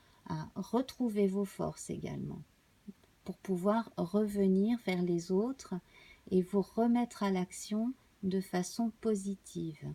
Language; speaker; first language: French; native; French